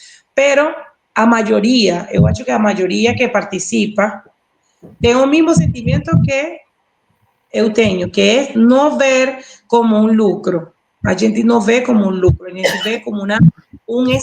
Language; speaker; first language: Portuguese; non-native, learner; Spanish